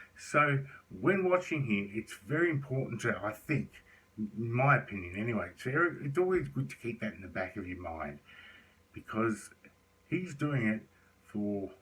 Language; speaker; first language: English; native; English